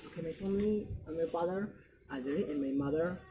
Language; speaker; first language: English; non-native, learner; Indonesian